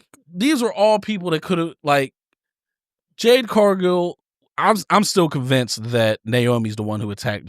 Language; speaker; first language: English; native; English